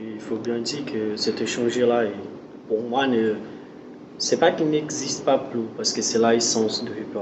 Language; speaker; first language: French; non-native, learner; Portuguese